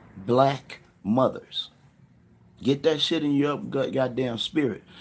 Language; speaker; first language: English; native; English